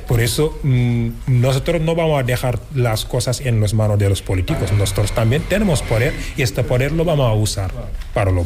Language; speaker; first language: Spanish; non-native, fluent; Wolof